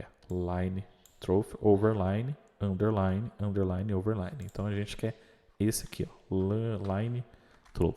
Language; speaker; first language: Portuguese; native; Portuguese